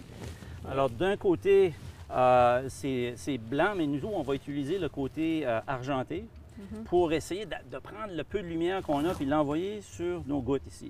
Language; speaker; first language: French; native; French